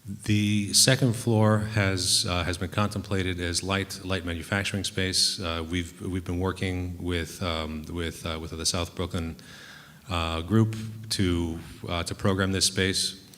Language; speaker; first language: English; native; English